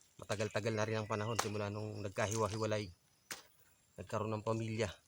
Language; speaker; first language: Filipino; native; Filipino